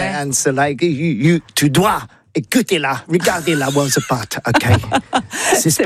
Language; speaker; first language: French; non-native, learner; English